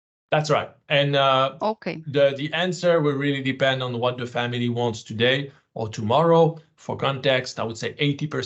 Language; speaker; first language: English; non-native, fluent; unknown